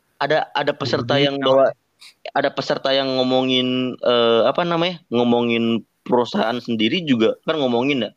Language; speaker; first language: Indonesian; native; Indonesian